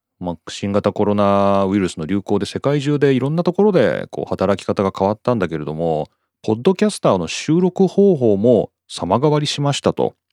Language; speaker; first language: Japanese; native; Japanese